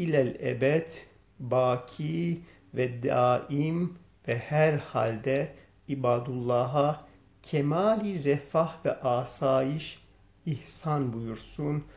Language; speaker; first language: Turkish; native; Turkish